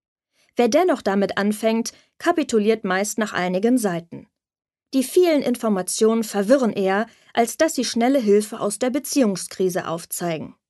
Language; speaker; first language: German; native; German